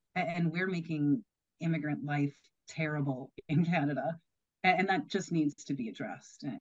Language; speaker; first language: English; native; English